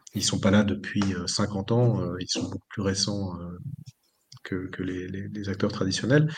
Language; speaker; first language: French; native; French